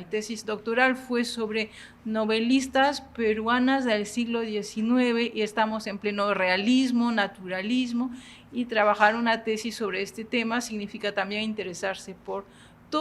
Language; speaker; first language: Spanish; non-native, fluent; French